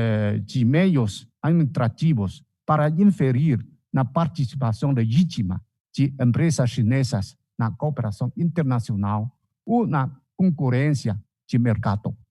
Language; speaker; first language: Portuguese; non-native, fluent; Chinese